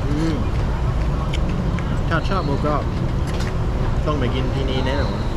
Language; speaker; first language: Thai; non-native, fluent; English